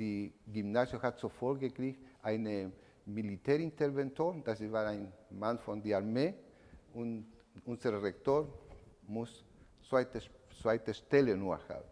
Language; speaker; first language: German; non-native, learner; Spanish